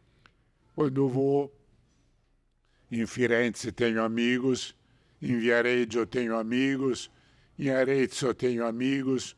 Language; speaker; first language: Portuguese; non-native, fluent; Italian